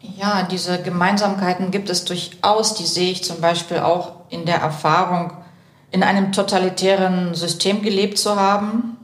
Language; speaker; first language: German; early bilingual, other home language; Russian